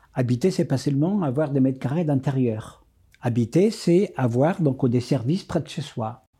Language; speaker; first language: French; non-native, fluent; Spanish